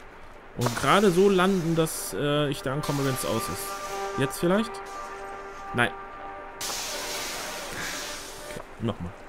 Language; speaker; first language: German; native; German